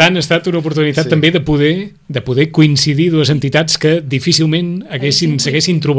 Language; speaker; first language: Catalan; native; Catalan